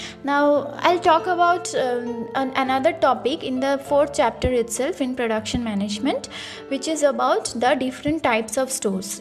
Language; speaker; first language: English; non-native, local second language; Bangla